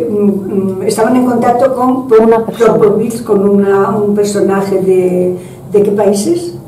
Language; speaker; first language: Spanish; non-native, fluent; French